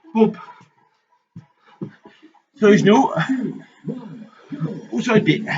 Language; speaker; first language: French; native; French